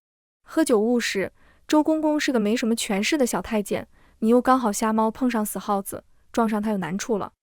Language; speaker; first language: Chinese; native; Chinese